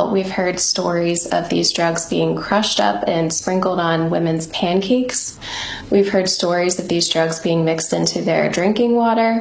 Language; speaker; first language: English; native; English